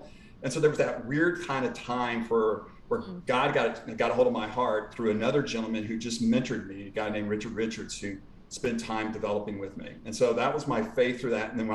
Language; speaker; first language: English; native; English